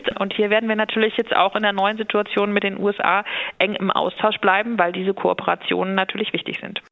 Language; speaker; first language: German; native; German